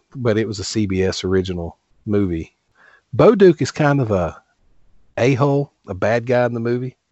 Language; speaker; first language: English; native; English